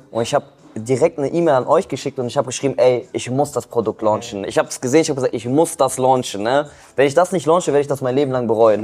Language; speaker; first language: German; early bilingual, other home language; Kurdish